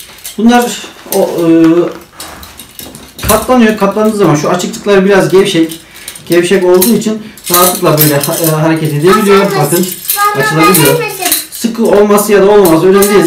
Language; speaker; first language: Turkish; native; Turkish